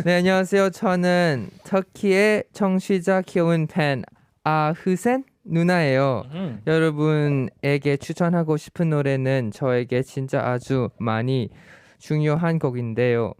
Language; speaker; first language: Korean; non-native, fluent; Thai